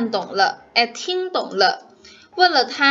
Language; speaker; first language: Chinese; non-native, fluent; Indonesian